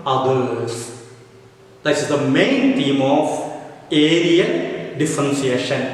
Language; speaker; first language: English; non-native, local second language; Malayalam